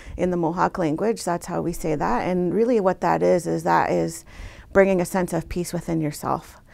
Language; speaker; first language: English; native; English